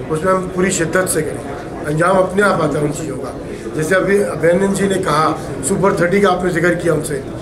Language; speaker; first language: Hindi; native; Hindi